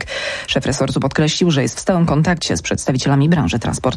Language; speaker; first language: Polish; native; Polish